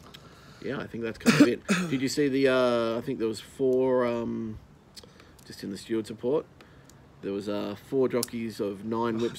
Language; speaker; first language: English; native; English